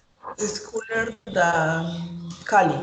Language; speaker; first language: English; non-native, learner; Spanish